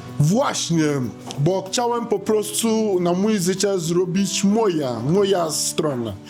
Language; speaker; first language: Polish; non-native, learner; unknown